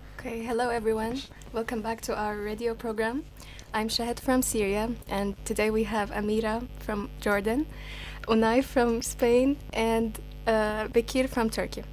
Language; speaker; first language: English; non-native, fluent; Arabic